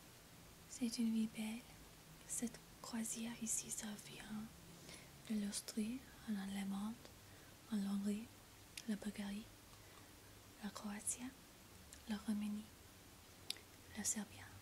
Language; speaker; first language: French; non-native, learner; English